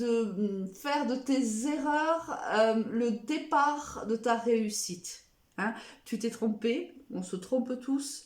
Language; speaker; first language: French; native; French